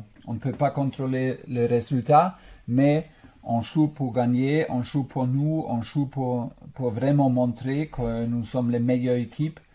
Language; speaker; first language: French; non-native, fluent; German